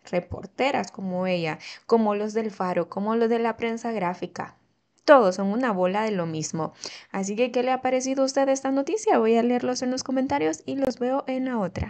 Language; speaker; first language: Spanish; native; Spanish